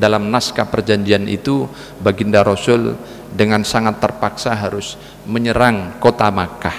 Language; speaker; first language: Indonesian; native; Indonesian